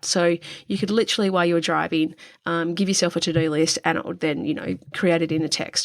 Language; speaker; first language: English; native; English